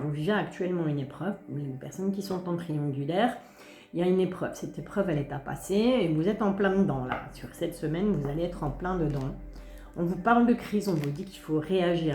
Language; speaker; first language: French; native; French